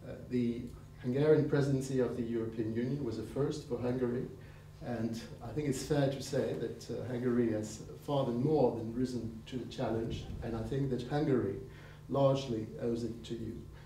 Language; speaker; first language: English; non-native, fluent; French